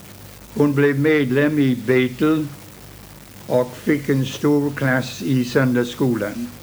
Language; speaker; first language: Swedish; early bilingual, heritage; Swedish